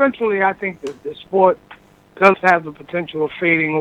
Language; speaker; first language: English; native; English